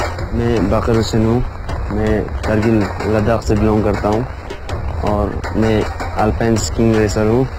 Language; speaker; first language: Hindi; non-native, local second language; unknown